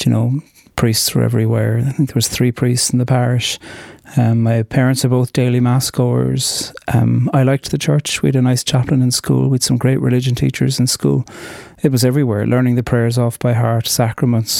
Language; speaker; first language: English; non-native, local second language; Irish